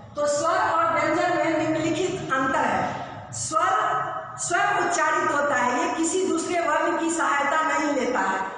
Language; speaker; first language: Hindi; native; Hindi